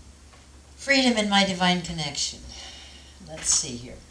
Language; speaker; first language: English; native; English